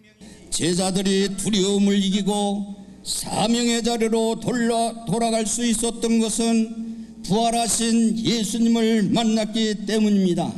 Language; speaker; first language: Korean; native; Korean